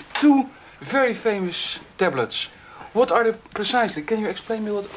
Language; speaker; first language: English; non-native, learner; Dutch